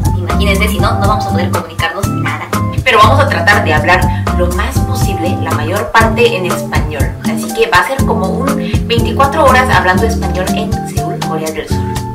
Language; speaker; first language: Spanish; non-native, fluent; Korean